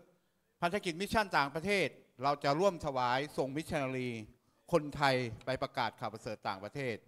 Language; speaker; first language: Thai; native; Thai